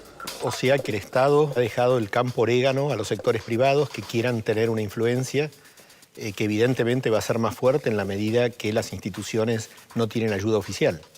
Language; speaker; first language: Spanish; native; Spanish